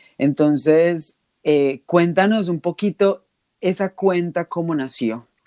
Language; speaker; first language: Spanish; native; Spanish